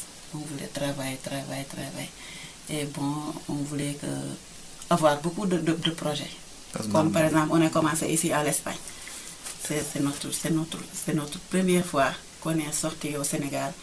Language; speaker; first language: French; non-native, local second language; Wolof